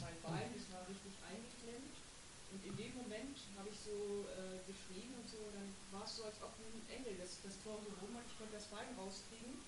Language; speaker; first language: German; native; German